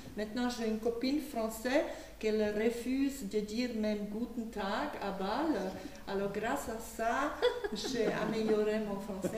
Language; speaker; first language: French; non-native, fluent; Slovak